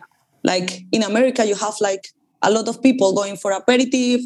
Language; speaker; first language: English; non-native, learner; Spanish